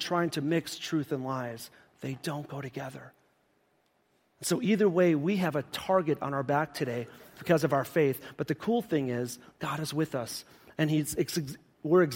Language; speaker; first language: English; native; English